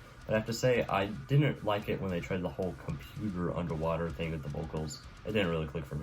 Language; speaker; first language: English; native; English